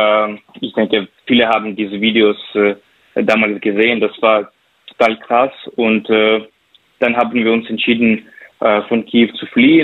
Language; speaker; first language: German; non-native, fluent; Ukrainian